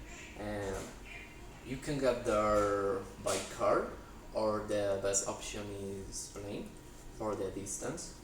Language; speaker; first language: English; non-native, learner; Spanish